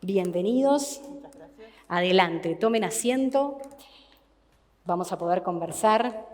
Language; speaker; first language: Spanish; native; Spanish